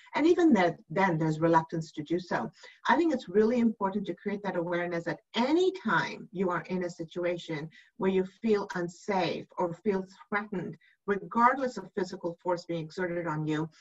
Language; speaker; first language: English; native; English